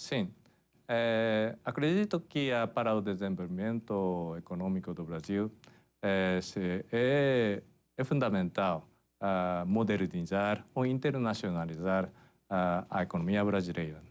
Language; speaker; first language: Portuguese; non-native, fluent; Japanese